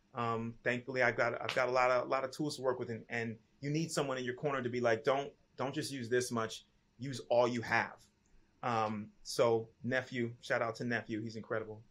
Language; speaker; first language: English; native; English